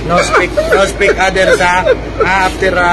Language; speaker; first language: English; non-native, learner; Filipino